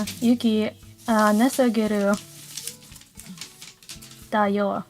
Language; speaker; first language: Japanese; non-native, learner; English